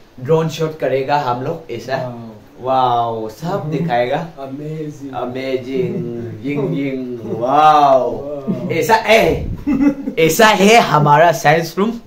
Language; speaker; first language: Hindi; non-native, local second language; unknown